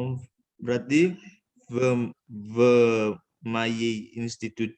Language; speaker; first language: Russian; non-native, learner; Indonesian